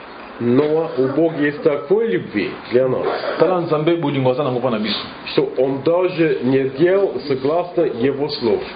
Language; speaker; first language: Russian; non-native, fluent; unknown